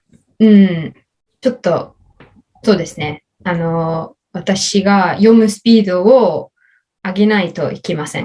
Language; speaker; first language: Japanese; non-native, learner; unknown